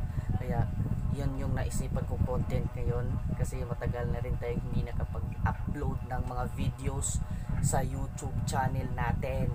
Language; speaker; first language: Filipino; non-native, local second language; Cebuano